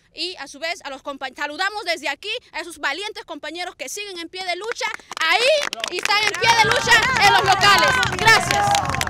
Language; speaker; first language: Spanish; native; Spanish